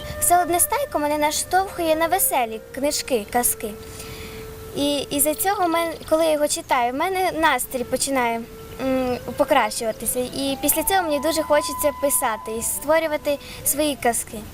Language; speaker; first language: Ukrainian; non-native, local second language; Russian